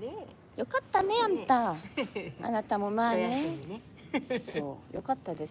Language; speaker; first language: Japanese; non-native, fluent; French